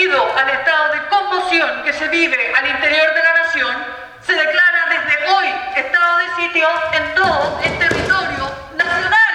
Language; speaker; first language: Spanish; native; Spanish